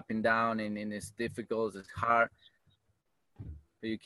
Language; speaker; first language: English; non-native, fluent; Spanish